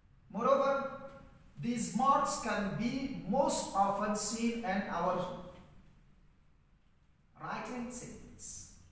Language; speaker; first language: English; non-native, fluent; Persian